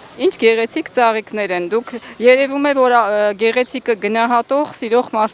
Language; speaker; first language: Armenian; native; Armenian